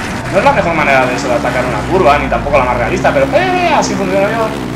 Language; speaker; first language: Spanish; native; Spanish